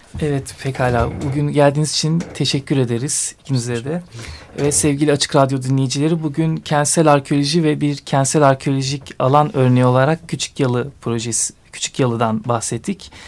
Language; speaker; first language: Turkish; native; Turkish